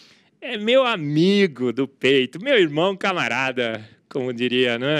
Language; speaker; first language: Portuguese; native; Portuguese